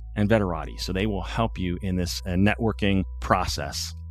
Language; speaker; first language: English; native; English